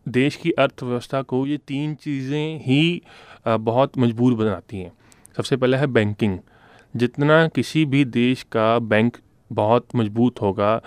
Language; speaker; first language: Hindi; non-native, local second language; Punjabi